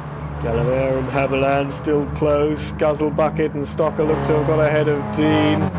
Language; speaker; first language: English; native; English